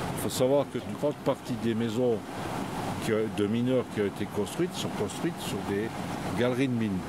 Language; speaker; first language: French; native; French